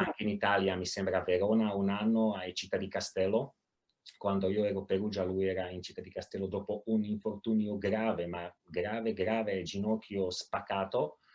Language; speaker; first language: Italian; non-native, fluent; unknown